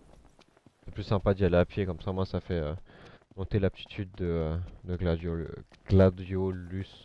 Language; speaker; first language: French; native; French